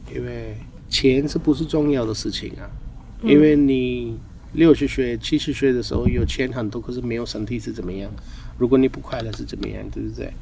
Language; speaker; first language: Chinese; non-native, fluent; Hindi